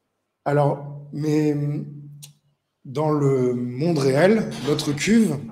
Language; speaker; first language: French; native; French